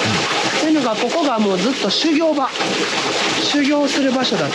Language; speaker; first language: Japanese; native; Japanese